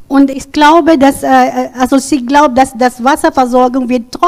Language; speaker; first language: German; non-native, learner; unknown